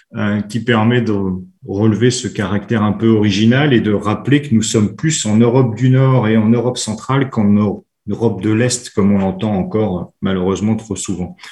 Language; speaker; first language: French; native; French